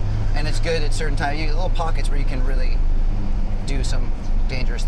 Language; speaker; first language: English; native; English